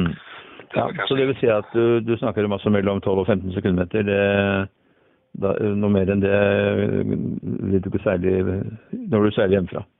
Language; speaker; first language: Norwegian; native; Norwegian